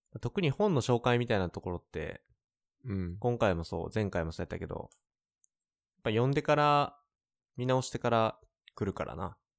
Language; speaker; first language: Japanese; native; Japanese